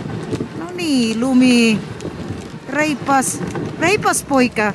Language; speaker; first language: Finnish; non-native, learner; Cebuano